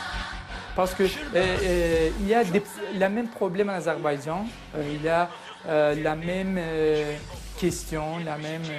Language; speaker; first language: French; non-native, fluent; Azerbaijani